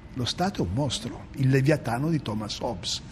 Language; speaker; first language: Italian; native; Italian